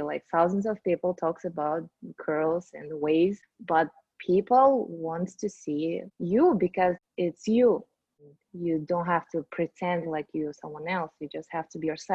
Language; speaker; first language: English; non-native, fluent; Russian